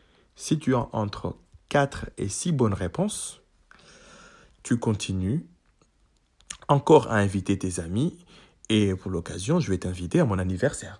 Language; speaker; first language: French; native; French